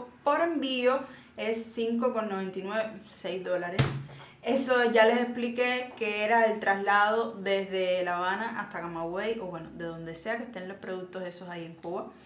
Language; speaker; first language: Spanish; native; Spanish